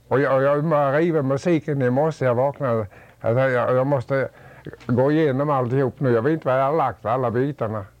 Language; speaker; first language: Swedish; native; Swedish